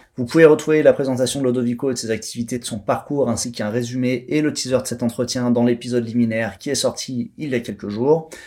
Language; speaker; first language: French; native; French